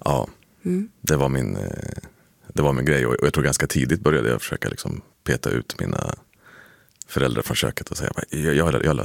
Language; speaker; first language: Swedish; native; Swedish